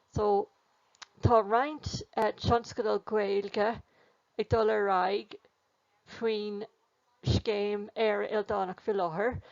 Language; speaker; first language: Irish; non-native, local second language; English